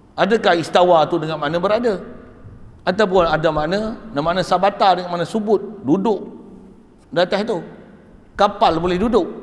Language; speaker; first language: Malay; native; Malay